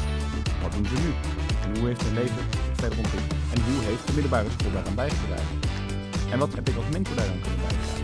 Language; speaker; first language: Dutch; native; Dutch